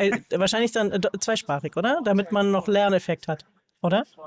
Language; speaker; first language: German; native; German